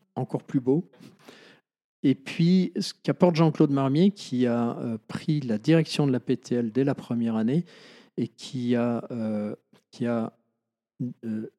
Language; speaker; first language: French; native; French